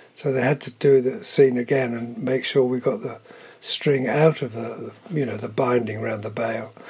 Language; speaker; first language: English; native; English